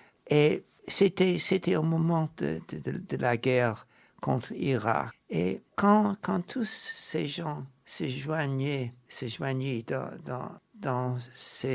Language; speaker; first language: French; non-native, fluent; English